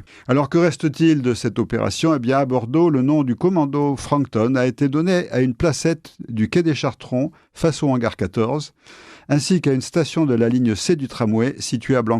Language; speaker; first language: French; native; French